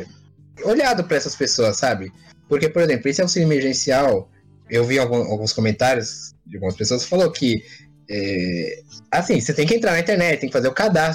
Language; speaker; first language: Portuguese; native; Portuguese